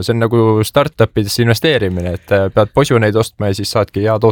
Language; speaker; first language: Estonian; native; Estonian